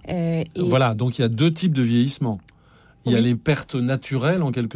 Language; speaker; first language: French; native; French